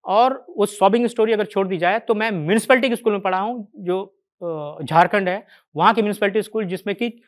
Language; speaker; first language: Hindi; native; Hindi